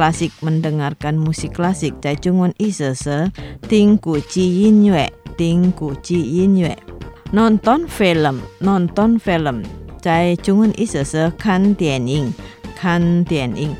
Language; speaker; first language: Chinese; non-native, learner; Indonesian